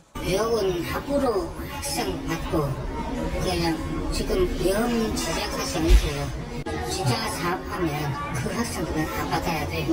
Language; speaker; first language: Korean; non-native, learner; Vietnamese